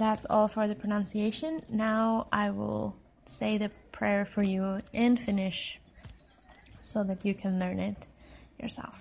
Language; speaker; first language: English; non-native, fluent; Finnish